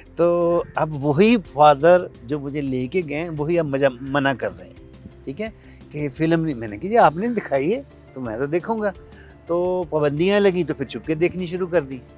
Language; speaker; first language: Urdu; non-native, local second language; Punjabi